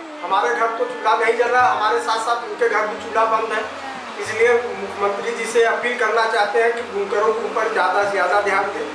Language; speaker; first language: Hindi; native; Hindi